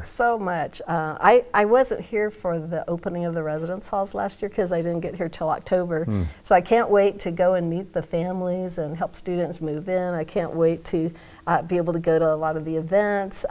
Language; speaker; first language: English; native; English